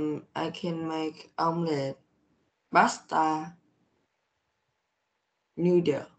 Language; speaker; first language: English; non-native, learner; Vietnamese